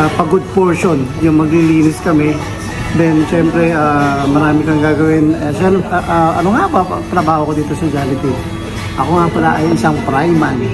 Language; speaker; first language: Filipino; native; Filipino